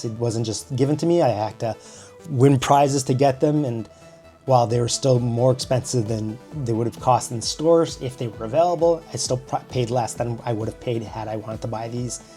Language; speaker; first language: English; native; English